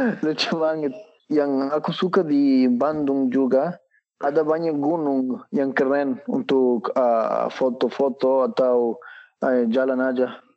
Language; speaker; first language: Indonesian; non-native, learner; Spanish